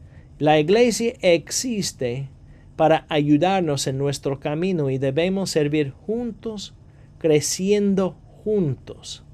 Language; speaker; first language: Spanish; non-native, fluent; English